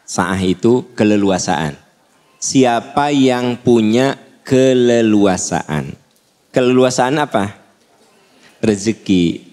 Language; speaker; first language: Indonesian; non-native, local second language; Sundanese